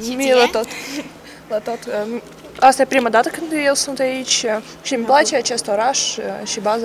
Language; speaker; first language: Romanian; non-native, local second language; Russian